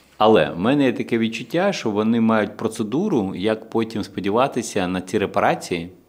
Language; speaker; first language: Ukrainian; non-native, local second language; Russian